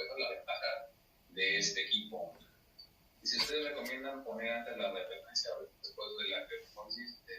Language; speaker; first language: Spanish; native; Spanish